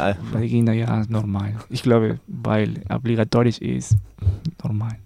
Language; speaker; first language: German; non-native, learner; Spanish